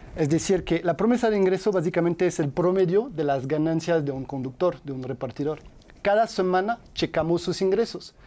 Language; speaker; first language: Spanish; non-native, fluent; French